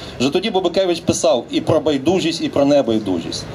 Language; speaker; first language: Ukrainian; native; Ukrainian